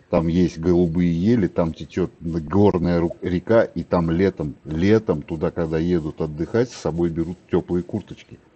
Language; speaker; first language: Russian; native; Russian